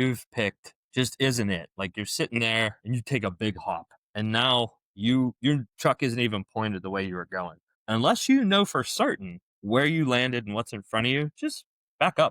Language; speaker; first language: English; native; English